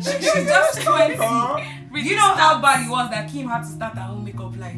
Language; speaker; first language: English; non-native, local second language; Igbo